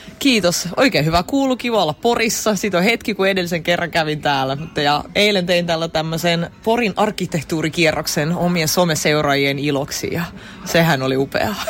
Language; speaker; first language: Finnish; early bilingual, other home language; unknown